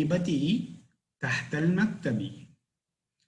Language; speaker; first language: Arabic; non-native, fluent; Tamil